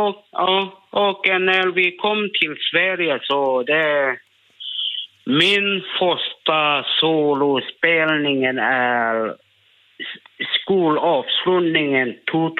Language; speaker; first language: Swedish; non-native, learner; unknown